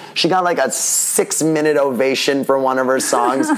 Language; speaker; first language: English; native; English